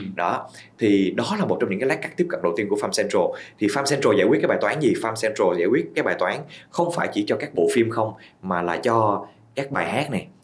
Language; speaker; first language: Vietnamese; native; Vietnamese